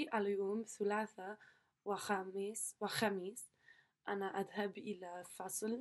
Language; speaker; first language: Arabic; non-native, learner; English